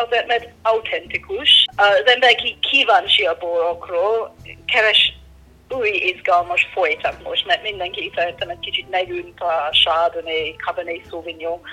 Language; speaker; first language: Hungarian; non-native, learner; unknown